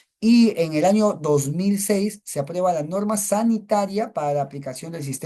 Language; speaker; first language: Spanish; native; Spanish